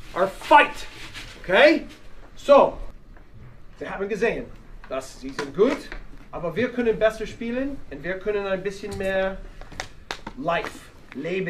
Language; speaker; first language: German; non-native, fluent; English